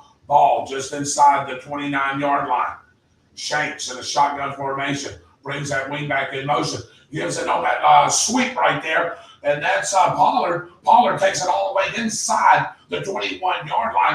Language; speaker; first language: English; native; English